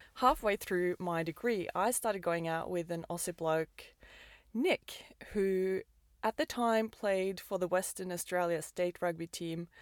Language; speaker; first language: English; non-native, fluent; Norwegian